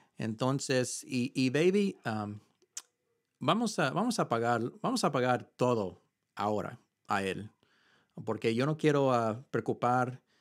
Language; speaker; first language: Spanish; early bilingual, heritage; Spanish